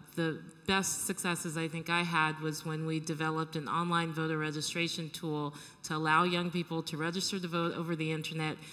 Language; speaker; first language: English; native; English